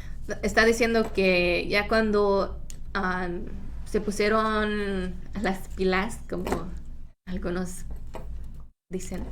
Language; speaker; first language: Spanish; early bilingual, heritage; Spanish